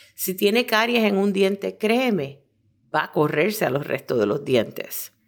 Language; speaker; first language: Spanish; native; Spanish